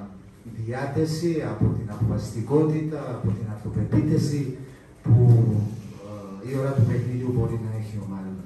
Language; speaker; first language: Greek; non-native, fluent; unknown